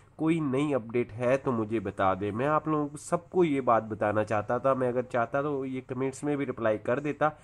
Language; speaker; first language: Urdu; native; Urdu